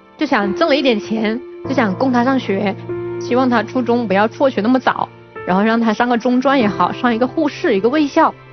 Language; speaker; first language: Chinese; non-native, local second language; Hakka Chinese